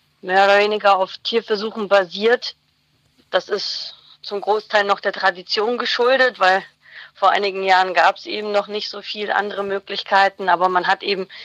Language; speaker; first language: German; native; German